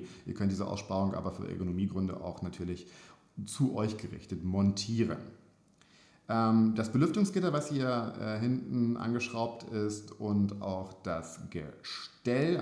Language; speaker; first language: German; native; German